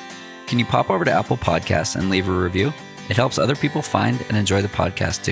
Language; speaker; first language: English; native; English